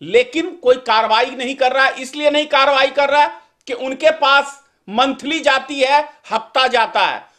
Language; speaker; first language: Hindi; native; Hindi